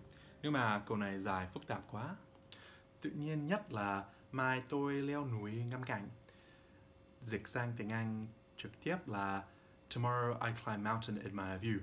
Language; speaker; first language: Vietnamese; non-native, learner; English